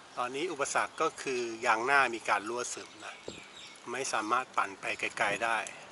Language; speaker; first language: Thai; native; Thai